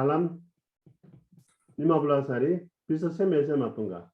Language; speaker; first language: Indonesian; non-native, fluent; Korean